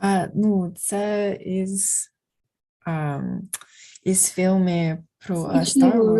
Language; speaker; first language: Ukrainian; non-native, fluent; English